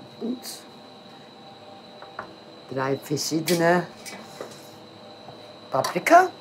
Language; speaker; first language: German; non-native, learner; Turkish